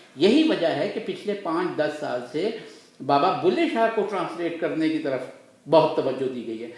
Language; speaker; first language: Urdu; native; Urdu